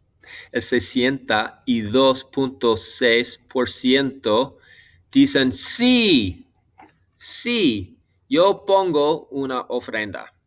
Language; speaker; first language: Spanish; non-native, fluent; English